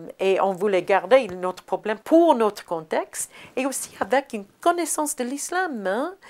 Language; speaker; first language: French; non-native, fluent; English